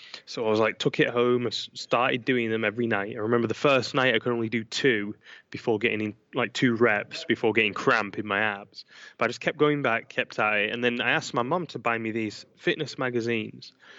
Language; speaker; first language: English; native; English